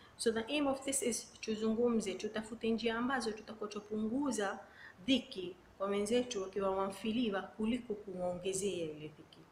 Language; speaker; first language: Swahili; native; Swahili